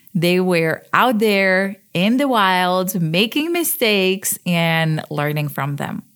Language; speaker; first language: English; early bilingual, other home language; Russian